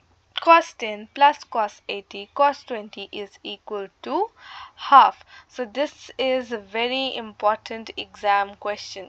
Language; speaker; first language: English; non-native, local second language; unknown